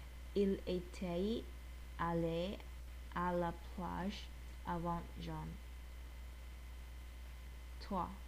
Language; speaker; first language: French; non-native, learner; English